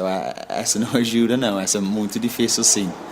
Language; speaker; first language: Portuguese; non-native, learner; English